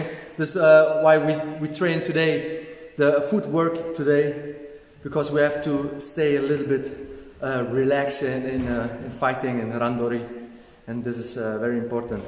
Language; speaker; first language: English; non-native, learner; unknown